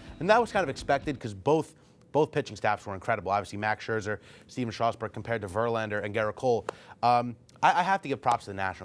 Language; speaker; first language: English; native; English